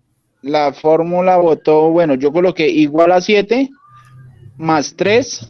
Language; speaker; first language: Spanish; native; Spanish